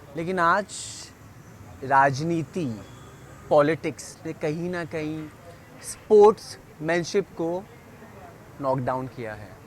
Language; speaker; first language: Hindi; native; Hindi